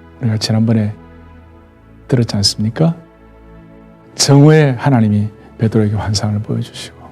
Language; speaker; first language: Korean; native; Korean